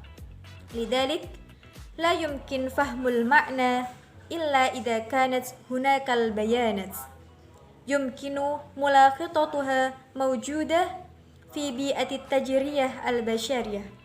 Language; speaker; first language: Arabic; non-native, learner; Indonesian